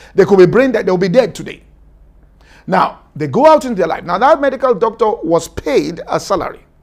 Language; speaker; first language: English; non-native, local second language; Yoruba